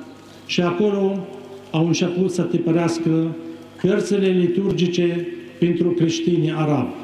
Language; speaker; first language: Romanian; non-native, fluent; Arabic